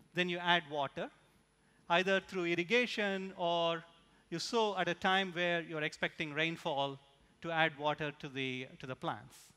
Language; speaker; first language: English; non-native, local second language; Tamil